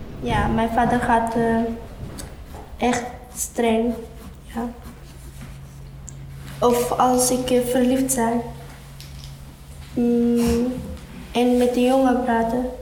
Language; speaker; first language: Dutch; non-native, learner; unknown